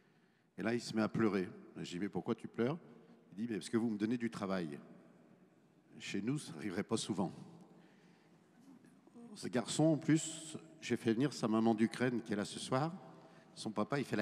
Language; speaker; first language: French; native; French